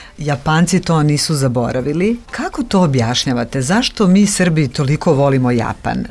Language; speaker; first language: Serbian; native; Serbian